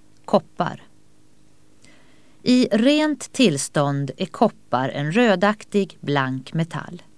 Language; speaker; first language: Swedish; native; Swedish